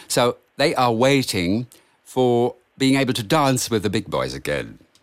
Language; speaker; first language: English; non-native, fluent; German